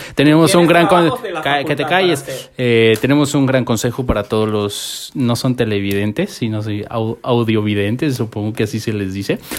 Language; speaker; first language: Spanish; native; Spanish